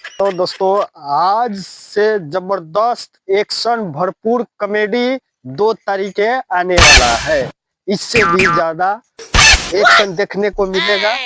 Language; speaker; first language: Hindi; non-native, learner; Bangla